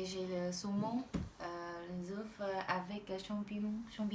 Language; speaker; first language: French; non-native, learner; Vietnamese